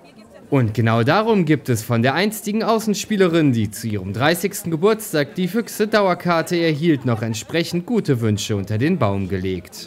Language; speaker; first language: German; native; German